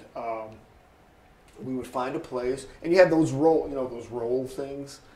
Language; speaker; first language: English; native; English